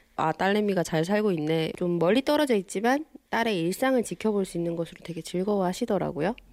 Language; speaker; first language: Korean; native; Korean